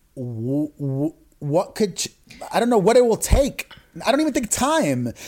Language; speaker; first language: English; native; English